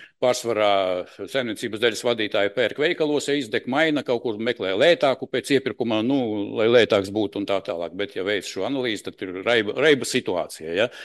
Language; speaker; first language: Latvian; non-native, local second language; Russian